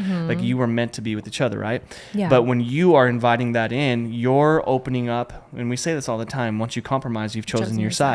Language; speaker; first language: English; native; English